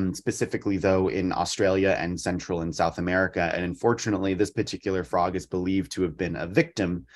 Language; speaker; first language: English; native; English